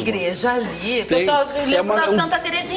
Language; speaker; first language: Portuguese; native; Portuguese